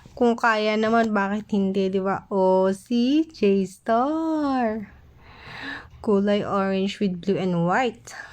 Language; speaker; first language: Filipino; native; Filipino